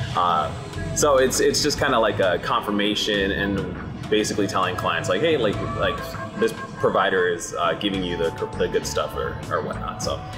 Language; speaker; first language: English; native; English